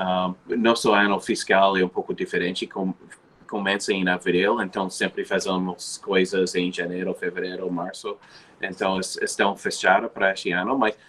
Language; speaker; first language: Portuguese; non-native, fluent; English